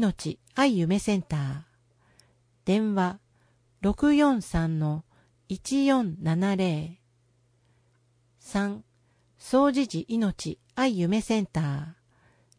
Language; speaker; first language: Japanese; native; Japanese